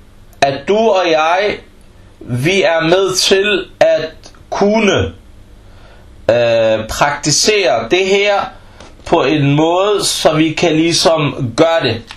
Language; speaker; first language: Danish; non-native, fluent; Arabic